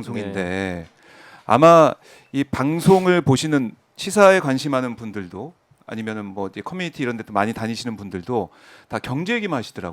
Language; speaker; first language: Korean; native; Korean